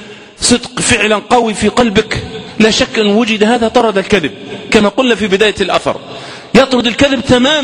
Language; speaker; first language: Arabic; native; Arabic